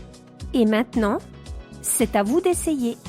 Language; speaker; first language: French; non-native, fluent; Spanish